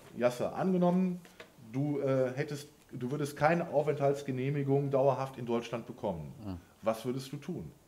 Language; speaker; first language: German; native; German